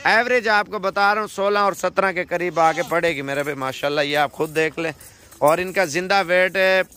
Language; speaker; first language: Urdu; non-native, local second language; Punjabi